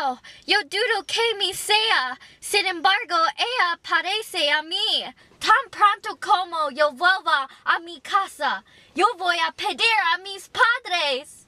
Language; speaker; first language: Spanish; non-native, learner; English